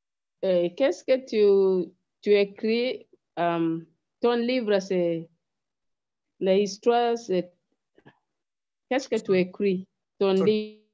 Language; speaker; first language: French; non-native, learner; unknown